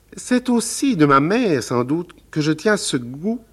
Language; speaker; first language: French; native; French